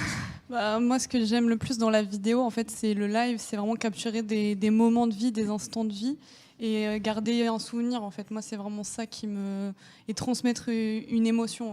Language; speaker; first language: French; native; French